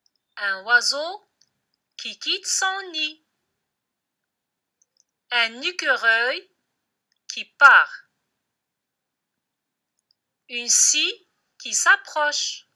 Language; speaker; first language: French; non-native, local second language; Arabic